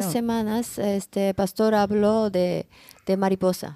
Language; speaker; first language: Spanish; non-native, learner; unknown